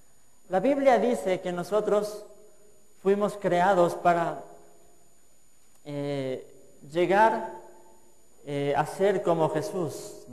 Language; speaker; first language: Spanish; native; Spanish